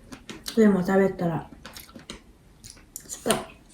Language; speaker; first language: Japanese; non-native, fluent; Filipino